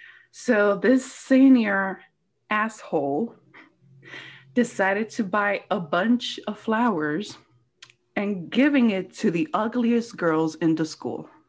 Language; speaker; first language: English; early bilingual, other home language; Spanish